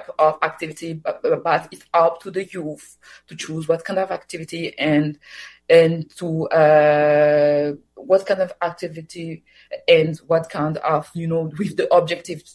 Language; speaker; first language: English; non-native, fluent; Swahili